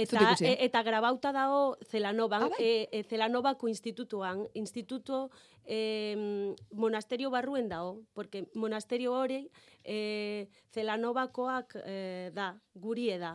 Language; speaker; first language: Basque; non-native, learner; Galician